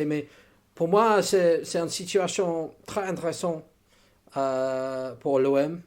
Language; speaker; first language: French; non-native, fluent; English